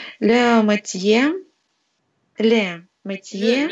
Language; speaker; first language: French; non-native, learner; Russian